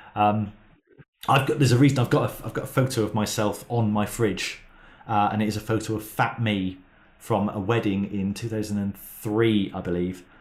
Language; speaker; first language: English; native; English